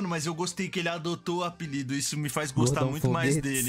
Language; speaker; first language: Portuguese; native; Portuguese